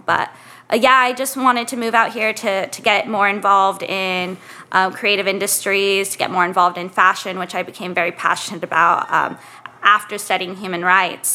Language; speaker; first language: English; native; English